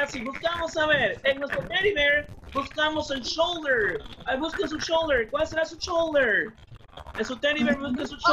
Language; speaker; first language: Spanish; native; Spanish